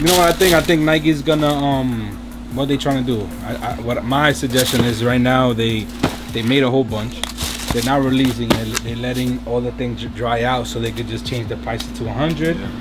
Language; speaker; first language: English; early bilingual, other home language; Spanish